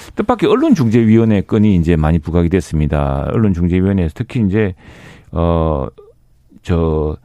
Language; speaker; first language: Korean; native; Korean